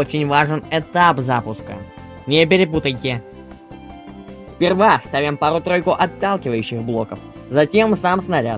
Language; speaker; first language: Russian; native; Russian